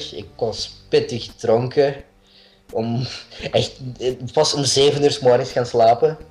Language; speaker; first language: Dutch; native; Dutch